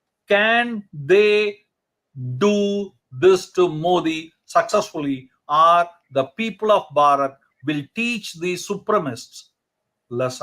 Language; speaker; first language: English; non-native, local second language; Hindi